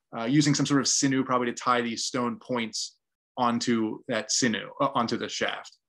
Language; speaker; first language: English; native; English